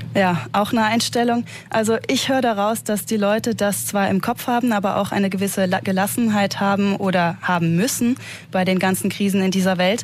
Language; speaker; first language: German; native; German